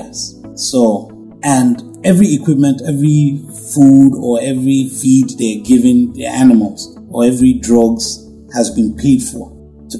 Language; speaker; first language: English; non-native, local second language; Hausa